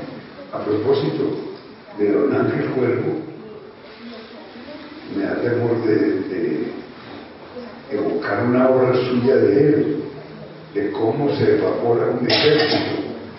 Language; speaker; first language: Spanish; native; Spanish